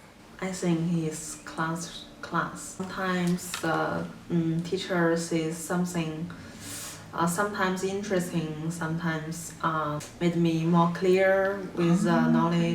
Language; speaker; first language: English; non-native, learner; Chinese